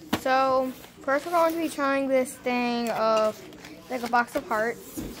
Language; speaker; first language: English; native; English